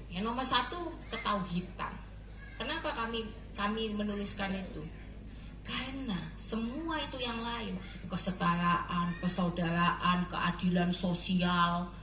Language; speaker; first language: Indonesian; native; Indonesian